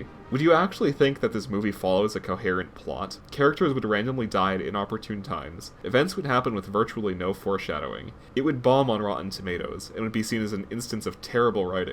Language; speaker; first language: English; native; English